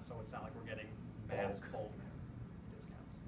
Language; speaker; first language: English; native; English